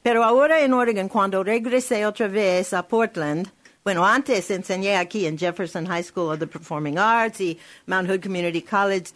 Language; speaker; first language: Spanish; non-native, learner; English